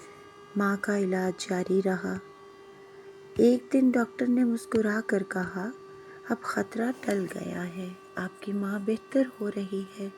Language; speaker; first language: Urdu; native; Urdu